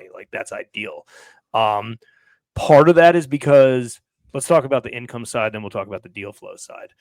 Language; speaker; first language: English; native; English